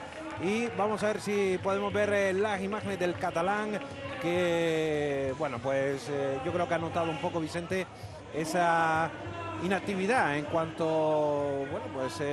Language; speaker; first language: Spanish; native; Spanish